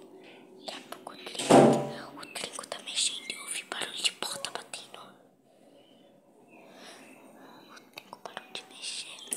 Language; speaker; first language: Portuguese; native; Portuguese